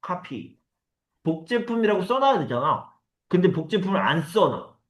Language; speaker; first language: Korean; native; Korean